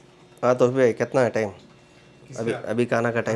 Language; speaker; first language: Hindi; non-native, learner; Telugu